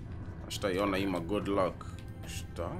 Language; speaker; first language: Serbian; early bilingual, heritage; English